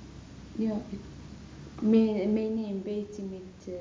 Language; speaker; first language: Dutch; non-native, learner; Arabic